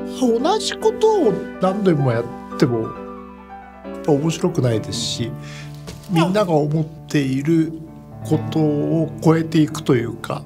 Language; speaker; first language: Japanese; native; Japanese